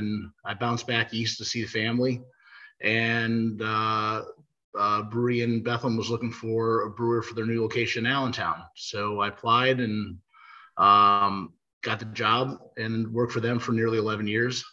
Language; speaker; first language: English; native; English